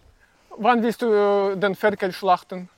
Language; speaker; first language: German; non-native, fluent; Russian